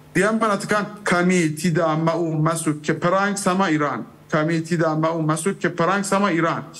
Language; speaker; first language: Indonesian; non-native, fluent; Persian